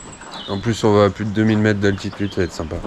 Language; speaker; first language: French; native; French